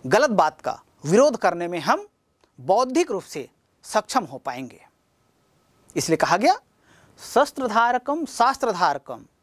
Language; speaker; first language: Hindi; native; Hindi